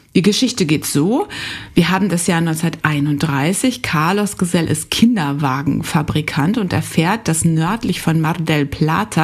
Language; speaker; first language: German; native; German